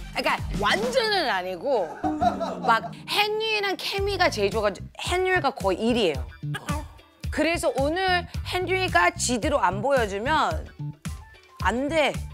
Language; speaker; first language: Korean; early bilingual, heritage; Korean